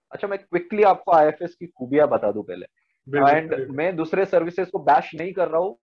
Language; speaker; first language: Hindi; non-native, local second language; Marathi